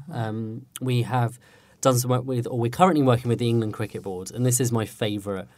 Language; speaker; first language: English; native; English